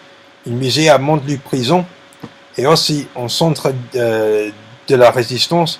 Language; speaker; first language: French; non-native, learner; English